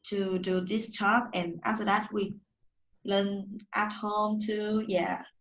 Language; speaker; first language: English; non-native, learner; Vietnamese